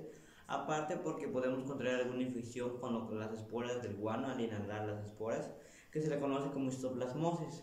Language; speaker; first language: Spanish; native; Spanish